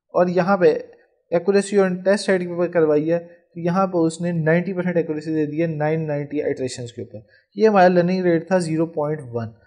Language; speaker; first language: Urdu; non-native, local second language; Punjabi